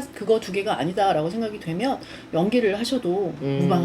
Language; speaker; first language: Korean; native; Korean